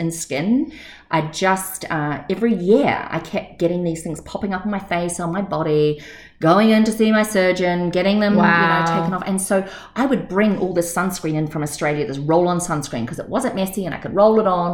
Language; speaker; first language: English; native; English